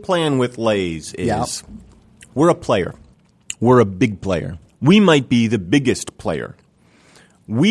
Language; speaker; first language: English; native; English